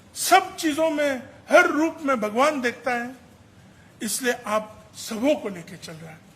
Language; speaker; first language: Hindi; non-native, local second language; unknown